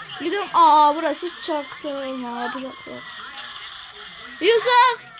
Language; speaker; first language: Turkish; native; Turkish